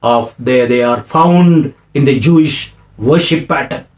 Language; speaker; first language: English; non-native, local second language; Tamil